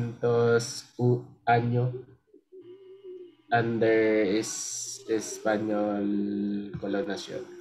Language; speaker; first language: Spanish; non-native, learner; Filipino